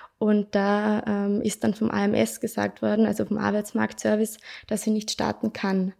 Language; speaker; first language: German; native; German